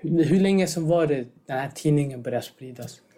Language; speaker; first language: Swedish; non-native, fluent; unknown